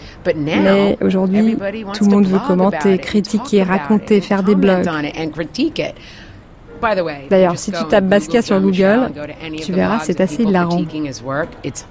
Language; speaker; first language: French; native; French